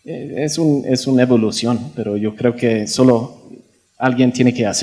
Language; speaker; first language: Spanish; non-native, fluent; English